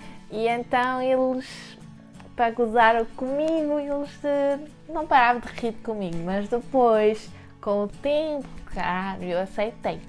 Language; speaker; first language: Portuguese; early bilingual, heritage; French